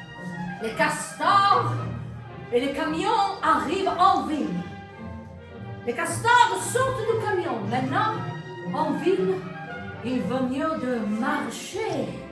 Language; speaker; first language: French; non-native, fluent; Italian